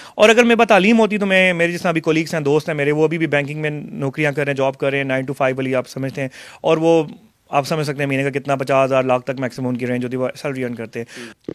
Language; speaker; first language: Urdu; non-native, local second language; Punjabi